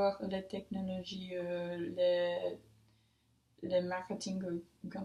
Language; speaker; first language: French; non-native, learner; English